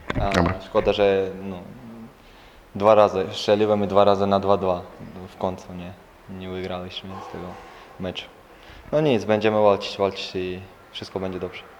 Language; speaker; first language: Polish; non-native, learner; Georgian